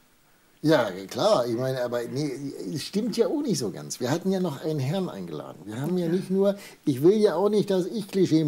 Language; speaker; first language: German; native; German